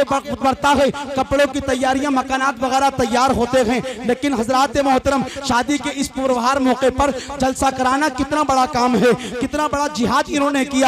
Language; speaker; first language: Hindi; native; Hindi